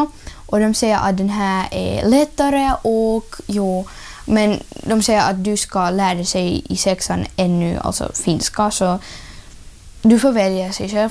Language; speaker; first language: Swedish; early bilingual, other home language; Ukrainian